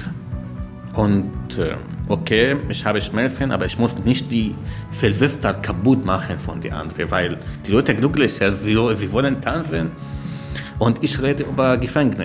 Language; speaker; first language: German; non-native, learner; Arabic